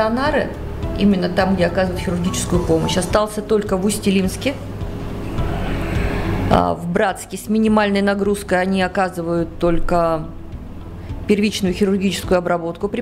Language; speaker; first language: Russian; native; Russian